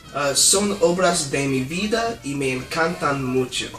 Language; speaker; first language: Spanish; non-native, learner; English